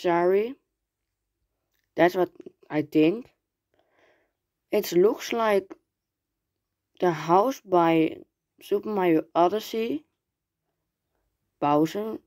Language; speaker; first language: English; non-native, learner; Dutch